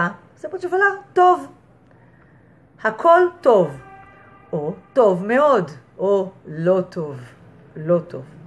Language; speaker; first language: Portuguese; non-native, fluent; Hebrew